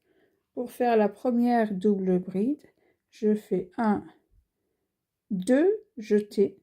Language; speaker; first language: French; native; French